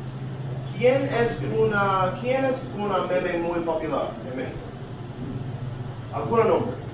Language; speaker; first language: Spanish; non-native, learner; English